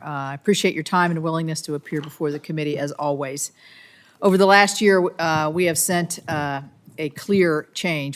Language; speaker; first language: English; native; English